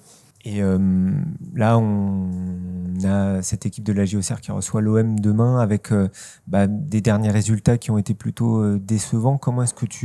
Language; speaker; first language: French; native; French